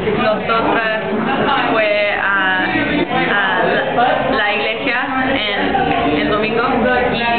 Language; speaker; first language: Spanish; non-native, learner; English